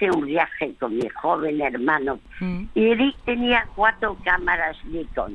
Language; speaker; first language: Spanish; early bilingual, other home language; French